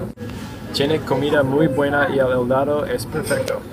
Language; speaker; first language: Spanish; non-native, learner; English